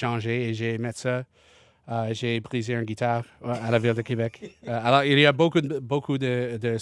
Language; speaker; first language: French; non-native, learner; English